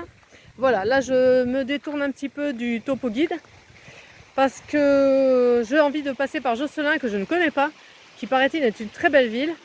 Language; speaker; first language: French; native; French